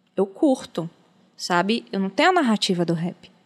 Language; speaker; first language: Portuguese; native; Portuguese